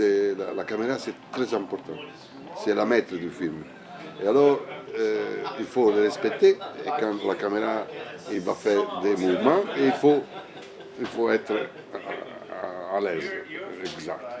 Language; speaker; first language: French; non-native, learner; Italian